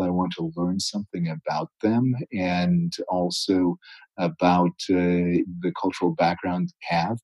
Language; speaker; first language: English; native; English